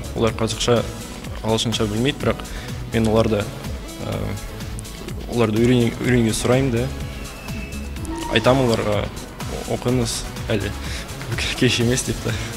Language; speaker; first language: Kazakh; non-native, local second language; Russian